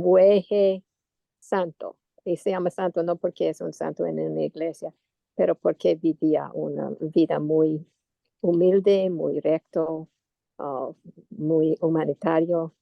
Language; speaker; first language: Spanish; non-native, learner; English